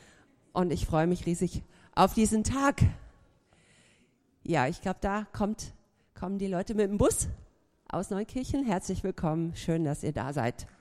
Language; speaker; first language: German; native; German